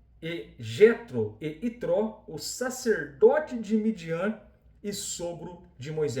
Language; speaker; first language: Portuguese; native; Portuguese